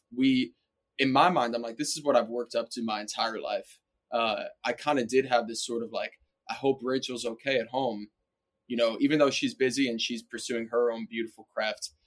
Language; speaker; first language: English; native; English